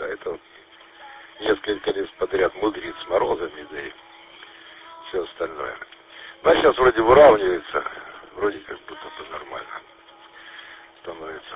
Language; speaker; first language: Russian; native; Russian